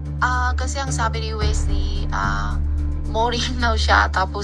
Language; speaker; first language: Filipino; non-native, learner; Chinese